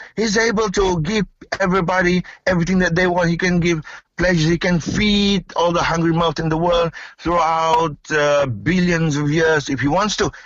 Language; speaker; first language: English; non-native, local second language; Malay